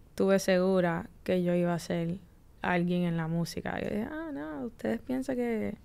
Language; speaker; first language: Spanish; early bilingual, heritage; Spanish